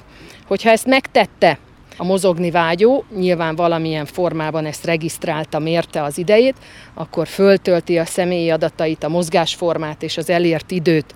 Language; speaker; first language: Hungarian; native; Hungarian